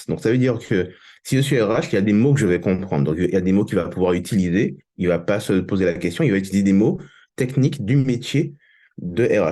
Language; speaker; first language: French; native; French